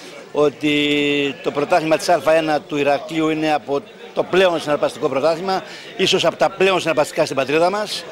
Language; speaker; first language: Greek; native; Greek